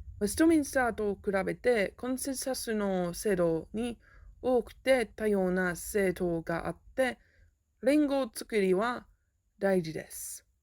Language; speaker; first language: Japanese; non-native, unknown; English